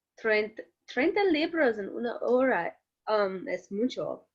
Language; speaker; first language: Spanish; non-native, learner; English